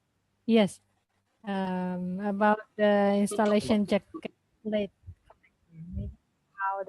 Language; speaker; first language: English; non-native, fluent; Indonesian